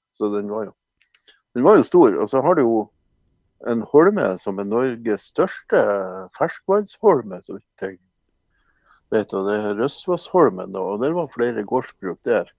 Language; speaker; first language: Norwegian; native; Norwegian